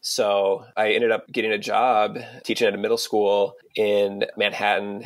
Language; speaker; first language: English; native; English